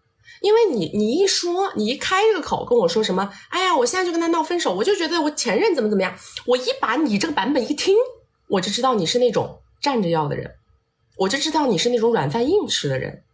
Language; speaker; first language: Chinese; native; Chinese